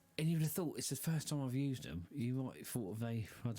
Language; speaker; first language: English; native; English